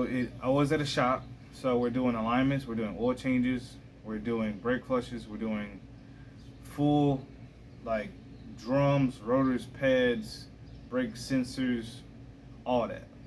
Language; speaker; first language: English; native; English